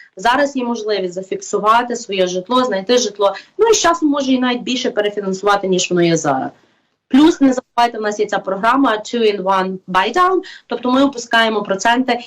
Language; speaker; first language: Ukrainian; native; Ukrainian